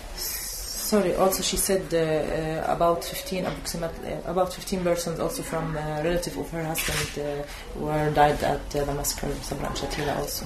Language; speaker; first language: English; non-native, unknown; Arabic